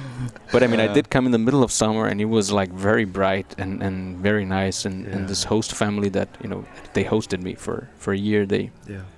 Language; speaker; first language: English; non-native, fluent; Portuguese